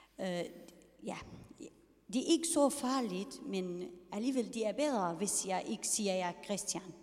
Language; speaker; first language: Danish; non-native, learner; Arabic